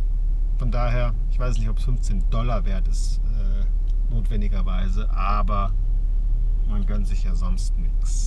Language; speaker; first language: German; native; German